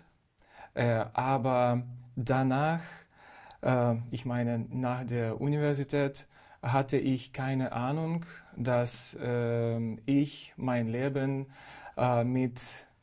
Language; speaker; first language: German; non-native, fluent; Ukrainian